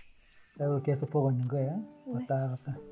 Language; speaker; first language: Korean; native; Korean